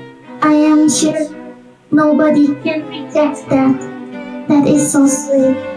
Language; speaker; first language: English; non-native, learner; Indonesian